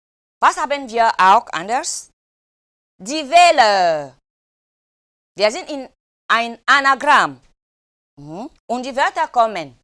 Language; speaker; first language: German; non-native, learner; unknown